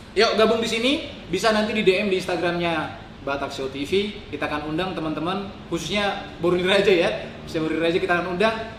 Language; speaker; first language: Indonesian; non-native, local second language; Batak Toba